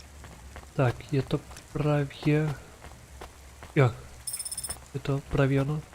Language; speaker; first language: Czech; non-native, learner; Ukrainian